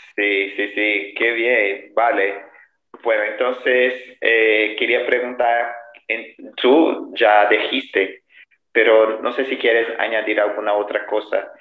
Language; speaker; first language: Spanish; non-native, fluent; Portuguese